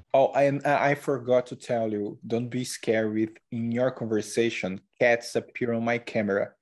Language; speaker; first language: English; non-native, learner; Portuguese